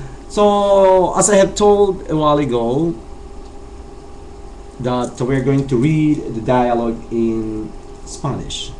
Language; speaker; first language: English; non-native, local second language; Chavacano